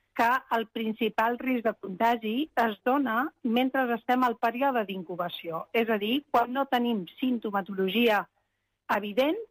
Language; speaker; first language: Catalan; non-native, local second language; Spanish